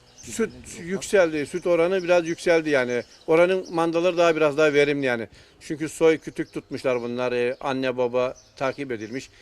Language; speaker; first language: Turkish; native; Turkish